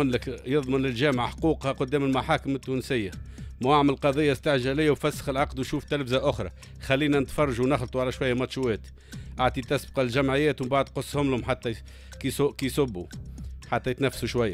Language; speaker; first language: Arabic; native; Arabic